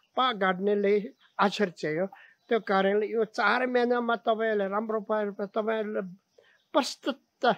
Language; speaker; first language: Nepali; non-native, local second language; Tibetan